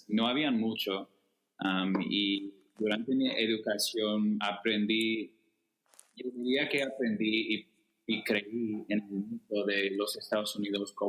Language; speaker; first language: Spanish; non-native, fluent; English